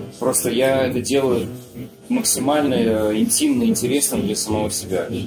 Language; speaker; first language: Russian; native; Russian